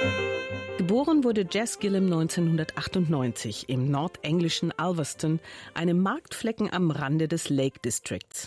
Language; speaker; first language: German; native; German